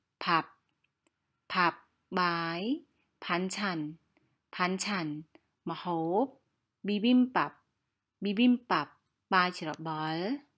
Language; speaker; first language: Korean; non-native, fluent; Khmer